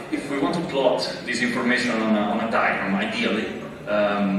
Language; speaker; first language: English; non-native, fluent; Italian